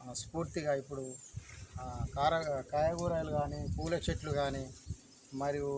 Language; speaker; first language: Telugu; native; Telugu